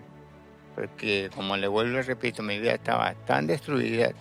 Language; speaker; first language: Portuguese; non-native, learner; Spanish